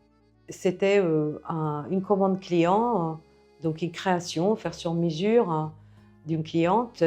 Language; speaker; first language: French; non-native, fluent; Italian